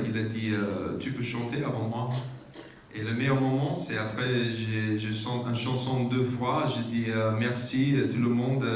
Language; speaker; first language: French; non-native, learner; English